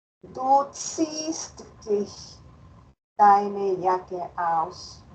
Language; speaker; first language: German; non-native, fluent; Spanish